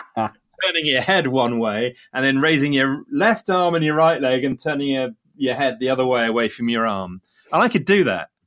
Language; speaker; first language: English; native; English